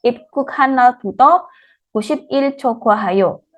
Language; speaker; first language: Korean; non-native, fluent; Indonesian